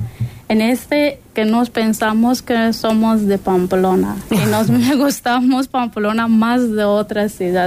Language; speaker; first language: Spanish; non-native, learner; Persian